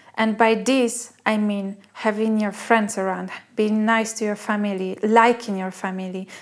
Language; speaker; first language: English; non-native, fluent; Polish